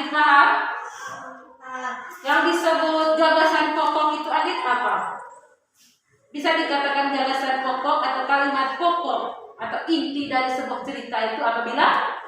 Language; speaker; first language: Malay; non-native, local second language; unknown